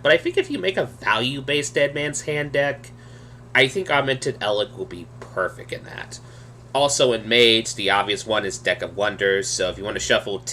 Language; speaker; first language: English; native; English